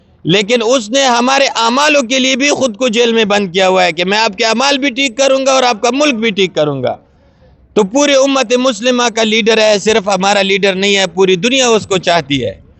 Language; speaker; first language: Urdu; non-native, local second language; Pashto